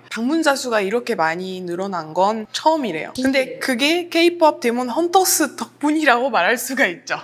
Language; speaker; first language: Korean; non-native, fluent; French